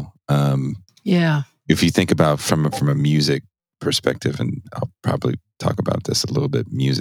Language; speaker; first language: English; native; English